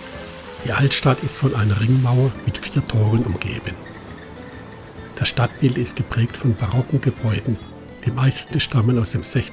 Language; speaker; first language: German; native; German